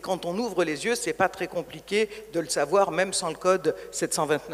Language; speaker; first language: French; native; French